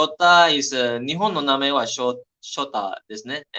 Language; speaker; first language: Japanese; non-native, learner; Malay